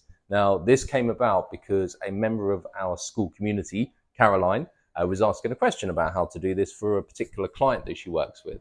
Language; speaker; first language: English; native; English